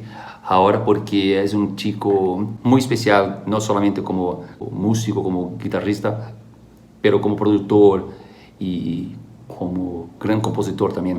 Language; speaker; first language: Spanish; non-native, fluent; Portuguese